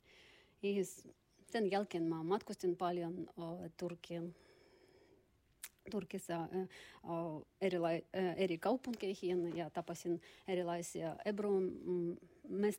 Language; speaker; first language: Finnish; non-native, learner; Russian